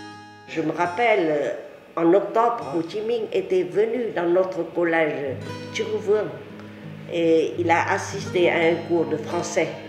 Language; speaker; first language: French; non-native, local second language; Vietnamese